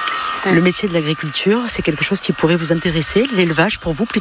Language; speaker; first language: French; native; French